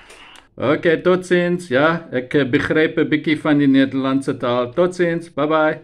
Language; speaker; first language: Dutch; non-native, learner; Afrikaans